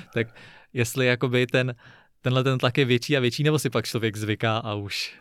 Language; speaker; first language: Czech; native; Czech